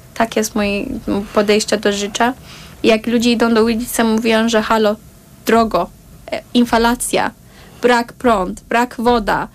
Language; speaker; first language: Polish; non-native, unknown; Persian